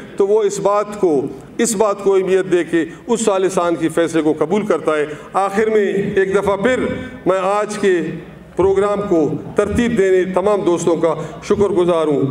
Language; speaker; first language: Urdu; non-native, local second language; Baluchi